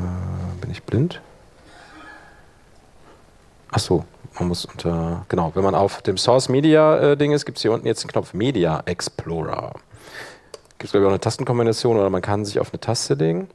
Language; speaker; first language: German; native; German